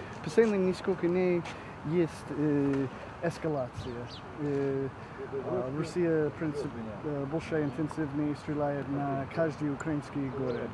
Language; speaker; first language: Russian; non-native, learner; English